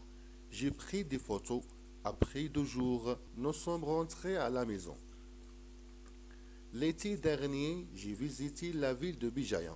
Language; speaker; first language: French; non-native, local second language; Arabic